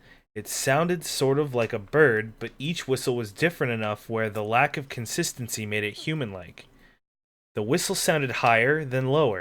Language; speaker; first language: English; native; English